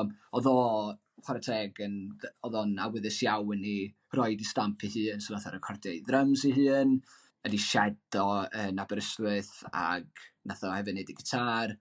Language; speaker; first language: Welsh; native; Welsh